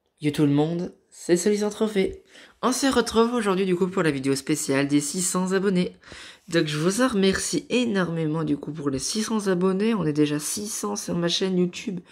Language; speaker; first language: French; native; French